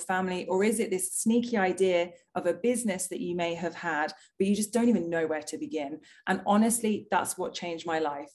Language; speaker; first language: English; native; English